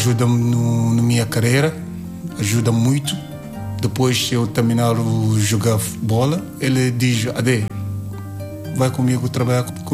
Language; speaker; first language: Portuguese; non-native, learner; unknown